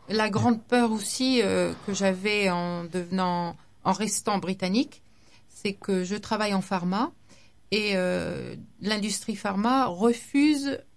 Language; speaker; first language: French; non-native, fluent; English